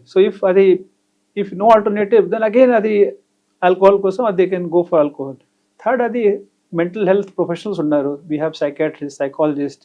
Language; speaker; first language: Telugu; non-native, fluent; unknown